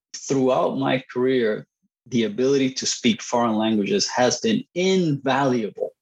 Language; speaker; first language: English; non-native, fluent; Spanish